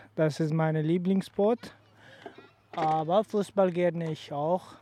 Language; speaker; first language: German; non-native, learner; Urdu